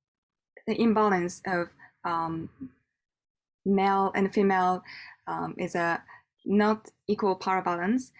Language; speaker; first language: English; non-native, learner; Japanese